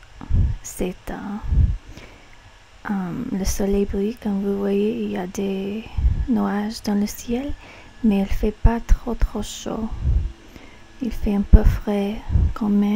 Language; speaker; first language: French; non-native, learner; English